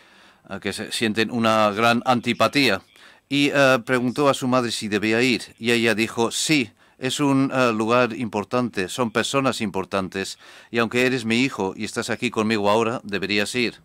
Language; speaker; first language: Spanish; non-native, fluent; English